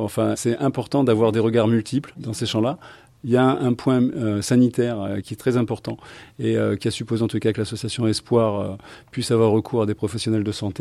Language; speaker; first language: French; native; French